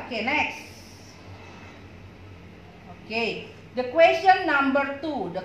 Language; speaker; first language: English; non-native, learner; Indonesian